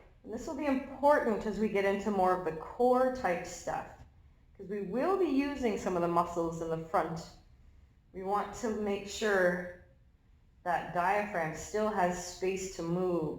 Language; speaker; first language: English; native; English